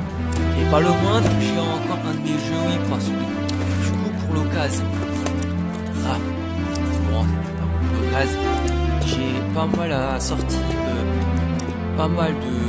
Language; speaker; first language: French; native; French